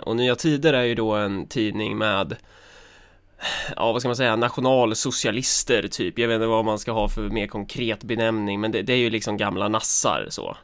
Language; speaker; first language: Swedish; native; Swedish